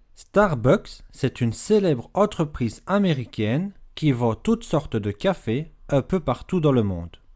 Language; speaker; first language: French; native; French